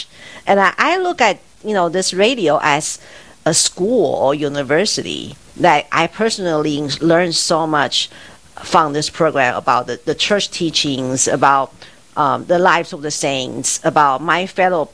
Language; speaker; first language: English; non-native, fluent; Chinese